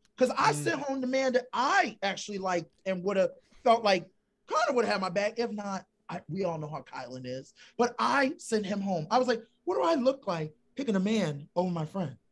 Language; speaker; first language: English; native; English